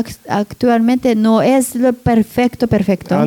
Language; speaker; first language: Spanish; non-native, learner; Japanese